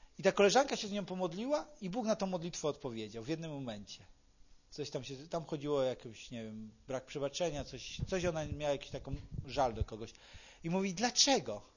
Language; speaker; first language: Polish; native; Polish